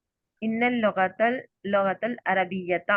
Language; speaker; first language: Arabic; non-native, learner; Urdu